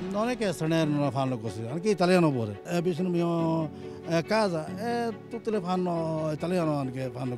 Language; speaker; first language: Italian; non-native, learner; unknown